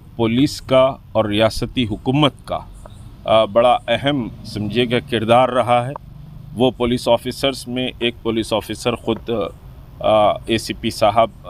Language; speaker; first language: Hindi; non-native, local second language; Urdu